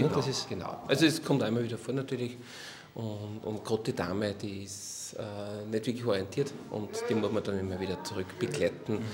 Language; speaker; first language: German; native; German